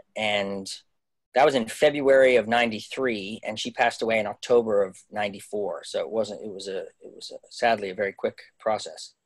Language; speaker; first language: English; native; English